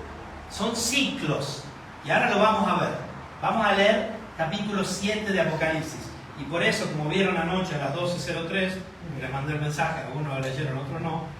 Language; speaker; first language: Spanish; native; Spanish